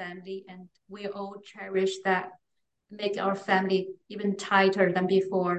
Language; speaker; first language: English; non-native, fluent; Chinese